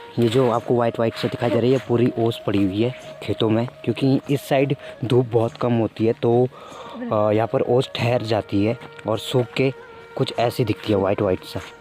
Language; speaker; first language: Hindi; non-native, local second language; Garhwali